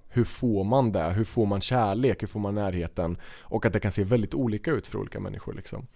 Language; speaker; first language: Swedish; native; Swedish